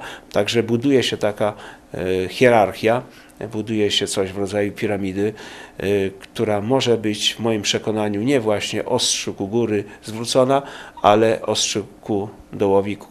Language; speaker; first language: Polish; native; Polish